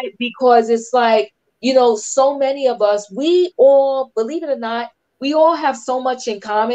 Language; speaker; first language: English; native; English